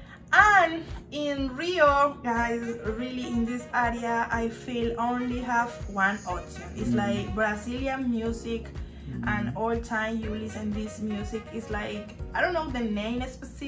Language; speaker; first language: English; non-native, learner; Spanish